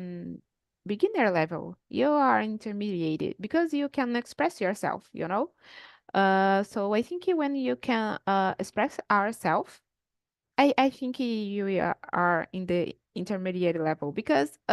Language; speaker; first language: English; non-native, learner; Portuguese